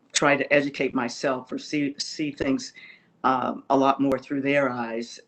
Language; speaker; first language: English; native; English